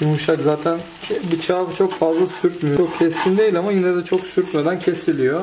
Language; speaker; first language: Turkish; native; Turkish